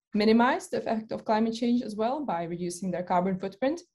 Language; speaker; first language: English; non-native, fluent; Czech